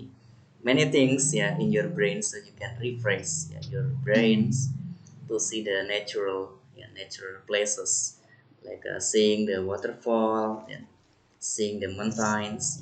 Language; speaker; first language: English; non-native, fluent; Indonesian